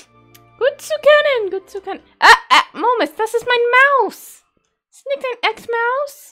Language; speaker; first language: German; non-native, learner; English